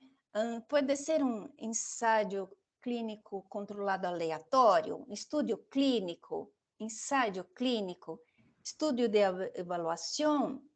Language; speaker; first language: Spanish; non-native, fluent; Portuguese